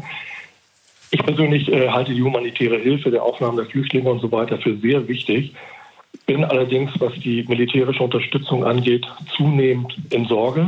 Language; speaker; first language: German; native; German